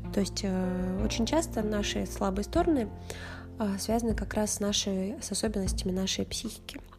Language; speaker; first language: Russian; native; Russian